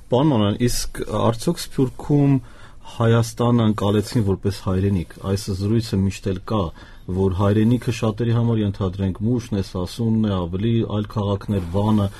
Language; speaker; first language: Armenian; native; Armenian